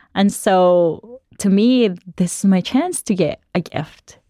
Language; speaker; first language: English; non-native, local second language; Cebuano